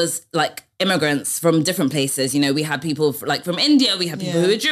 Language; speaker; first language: English; native; English